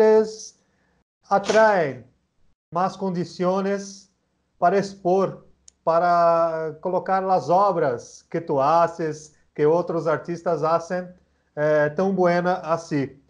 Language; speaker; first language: Spanish; non-native, learner; Portuguese